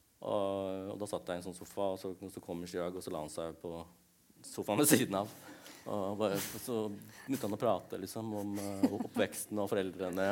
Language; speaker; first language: Norwegian; early bilingual, other home language; Tamil